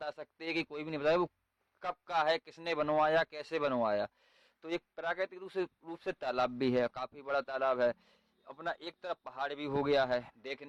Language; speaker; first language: Hindi; native; Hindi